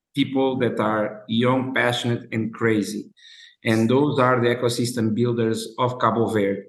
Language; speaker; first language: English; non-native, fluent; Portuguese